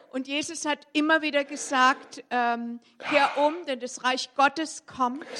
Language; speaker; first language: German; native; German